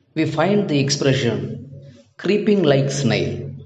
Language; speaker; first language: English; non-native, local second language; Tamil